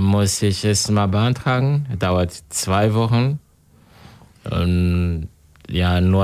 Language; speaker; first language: German; non-native, learner; Kinyarwanda